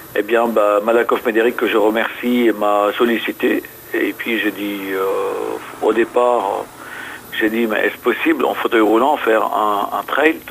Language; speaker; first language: French; non-native, local second language; Arabic